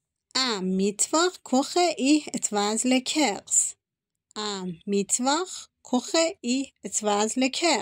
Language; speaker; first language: German; non-native, fluent; Persian